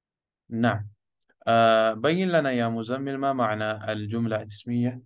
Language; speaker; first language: Arabic; non-native, fluent; Urdu